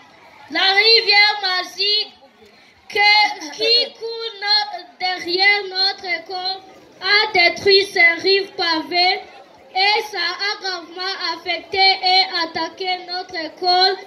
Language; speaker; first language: French; non-native, learner; Kinyarwanda